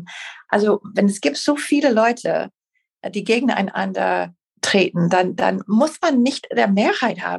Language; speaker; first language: German; non-native, fluent; English